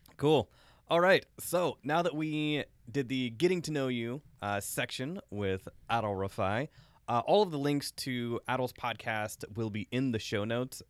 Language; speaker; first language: English; native; English